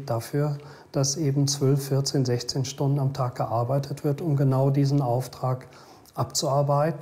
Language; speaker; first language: German; native; German